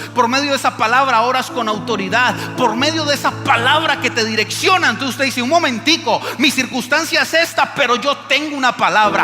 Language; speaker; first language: Spanish; native; Spanish